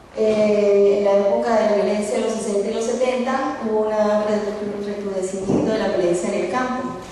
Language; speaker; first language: Spanish; native; Spanish